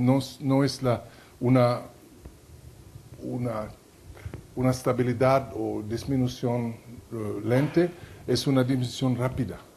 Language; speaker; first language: Spanish; non-native, fluent; French